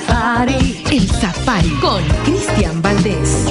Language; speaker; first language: Spanish; native; Spanish